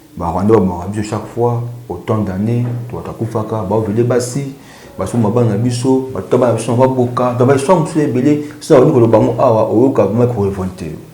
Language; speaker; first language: Lingala; native; Lingala